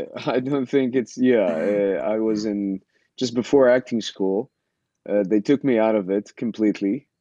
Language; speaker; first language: English; early bilingual, other home language; Russian